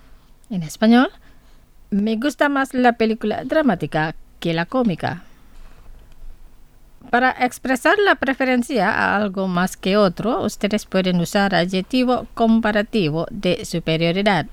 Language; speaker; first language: Spanish; non-native, fluent; Indonesian